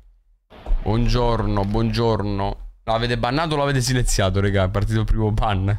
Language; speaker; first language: Italian; native; Italian